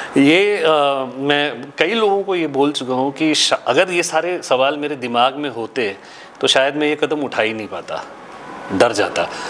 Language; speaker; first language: Hindi; native; Hindi